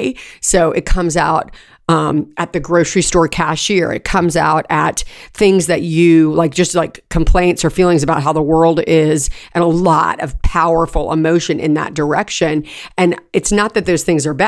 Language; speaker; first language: English; native; English